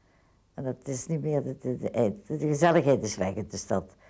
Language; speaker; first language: Dutch; native; Dutch